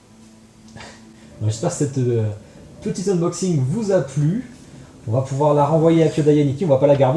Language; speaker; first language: French; native; French